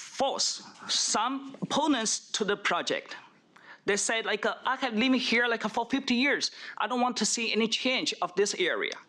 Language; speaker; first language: English; non-native, fluent; Chinese